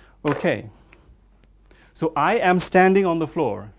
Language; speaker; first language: English; non-native, local second language; Bangla